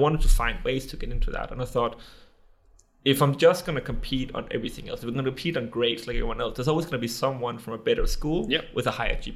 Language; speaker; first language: English; non-native, fluent; Danish